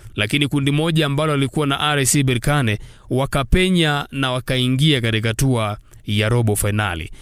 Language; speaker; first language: Swahili; native; Swahili